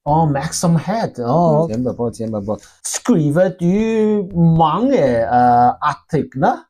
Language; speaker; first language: Norwegian; non-native, learner; Welsh